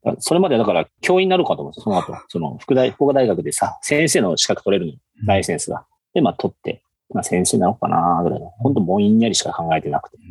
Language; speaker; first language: Japanese; native; Japanese